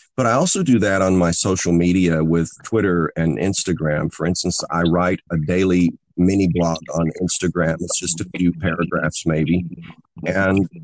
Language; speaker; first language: English; native; English